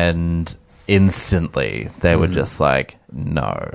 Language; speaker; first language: English; native; English